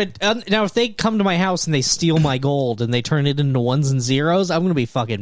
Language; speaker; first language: English; native; English